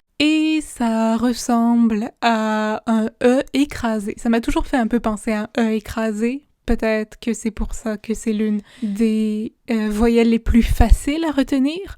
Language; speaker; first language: French; native; French